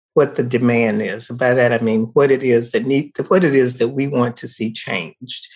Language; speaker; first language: English; native; English